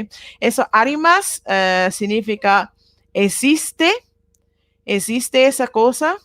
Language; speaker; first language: Spanish; non-native, learner; Japanese